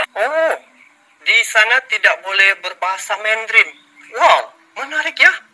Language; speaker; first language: Malay; native; Malay